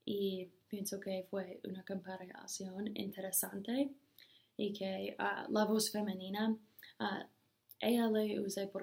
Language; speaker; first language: Spanish; non-native, learner; English